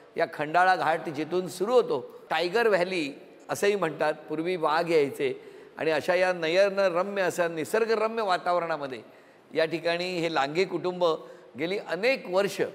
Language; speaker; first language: Marathi; native; Marathi